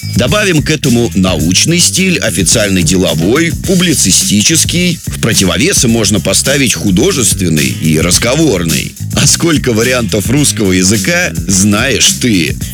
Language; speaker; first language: Russian; native; Russian